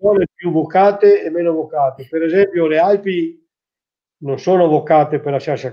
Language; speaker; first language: Italian; native; Italian